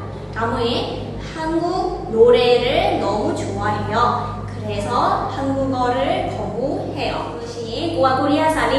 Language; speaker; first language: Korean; non-native, fluent; Burmese